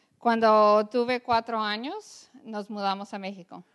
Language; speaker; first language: Spanish; early bilingual, other home language; English